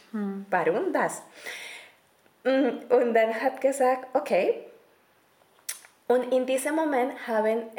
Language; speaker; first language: German; non-native, learner; Spanish